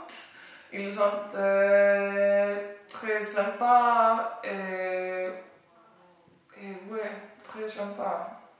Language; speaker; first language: French; non-native, learner; Estonian